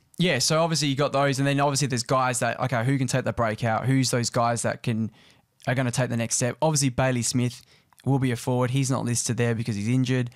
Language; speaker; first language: English; native; English